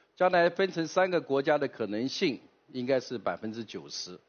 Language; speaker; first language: Chinese; native; Chinese